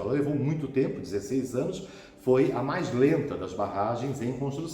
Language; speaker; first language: Portuguese; native; Portuguese